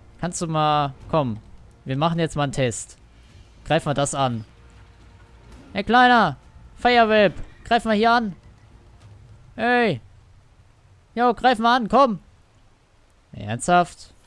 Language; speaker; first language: German; native; German